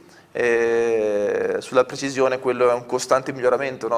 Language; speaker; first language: Italian; native; Italian